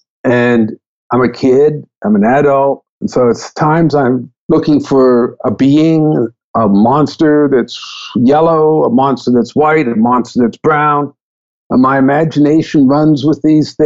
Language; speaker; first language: English; native; English